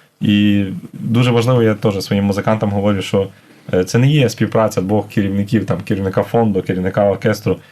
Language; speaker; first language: Ukrainian; native; Ukrainian